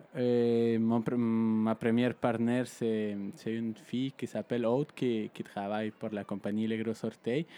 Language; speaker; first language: French; non-native, fluent; Spanish